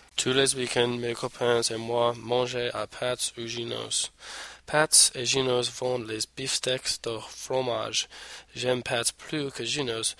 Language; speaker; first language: French; non-native, learner; English